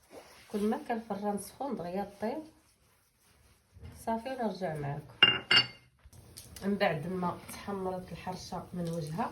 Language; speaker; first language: Arabic; native; Arabic